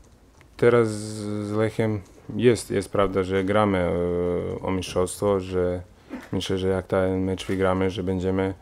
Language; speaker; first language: Polish; non-native, fluent; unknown